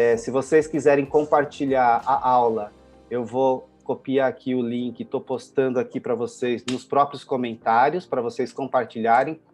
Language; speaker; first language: Portuguese; native; Portuguese